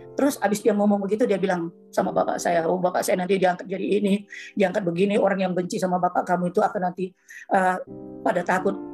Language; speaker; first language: Indonesian; native; Indonesian